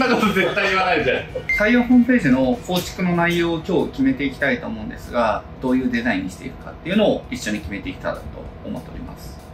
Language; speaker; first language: Japanese; native; Japanese